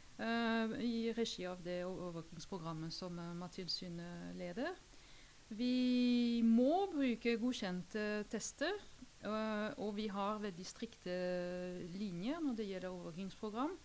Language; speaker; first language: Norwegian; non-native, fluent; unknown